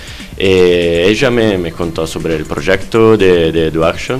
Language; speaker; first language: Spanish; non-native, fluent; Italian